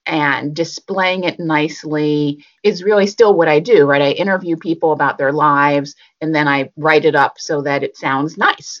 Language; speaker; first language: English; native; English